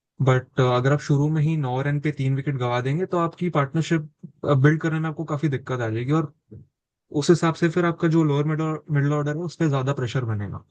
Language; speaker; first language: Hindi; native; Hindi